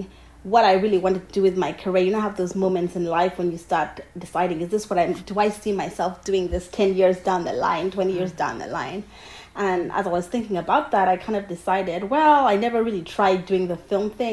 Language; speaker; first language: English; non-native, local second language; Ganda